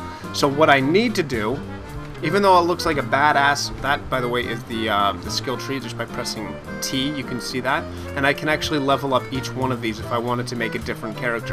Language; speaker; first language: English; native; English